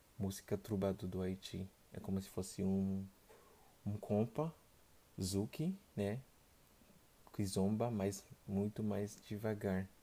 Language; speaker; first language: Portuguese; non-native, fluent; Haitian Creole